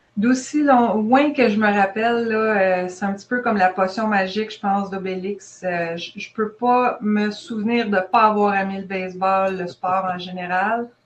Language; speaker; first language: French; native; French